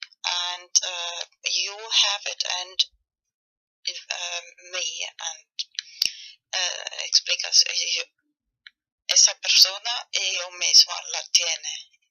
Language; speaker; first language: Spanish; non-native, fluent; German